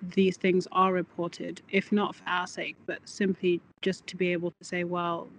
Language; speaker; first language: English; native; English